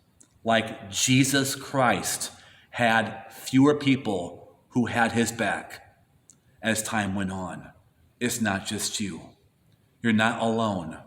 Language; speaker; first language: English; native; English